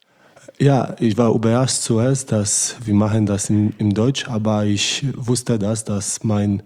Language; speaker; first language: German; non-native, learner; Polish